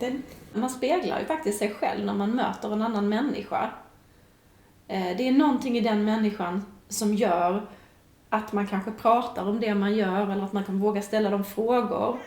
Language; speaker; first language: Swedish; non-native, fluent; Greek